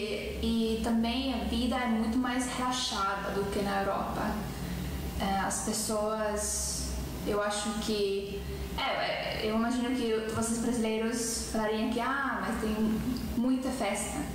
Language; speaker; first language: Portuguese; non-native, fluent; Estonian